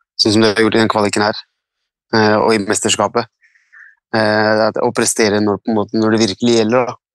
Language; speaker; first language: Norwegian; early bilingual, other home language; Arabic